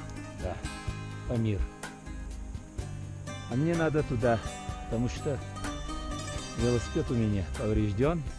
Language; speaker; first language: Russian; non-native, local second language; Uzbek